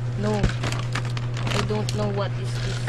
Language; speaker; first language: English; non-native, learner; Filipino